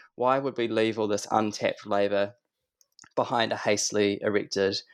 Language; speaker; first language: English; native; English